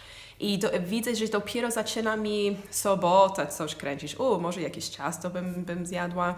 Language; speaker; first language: Polish; non-native, fluent; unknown